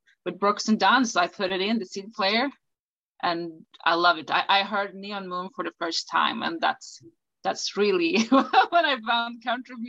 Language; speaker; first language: English; non-native, fluent; Swedish